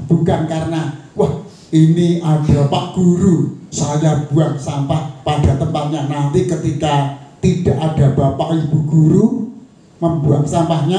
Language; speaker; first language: Indonesian; native; Indonesian